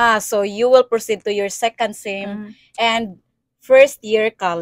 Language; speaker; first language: English; non-native, local second language; Cebuano